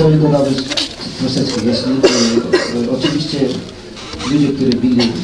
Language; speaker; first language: Polish; non-native, learner; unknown